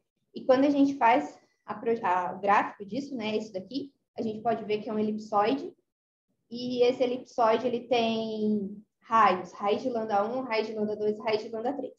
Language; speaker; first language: Portuguese; native; Portuguese